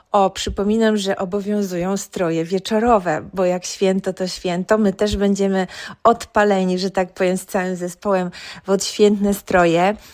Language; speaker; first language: Polish; native; Polish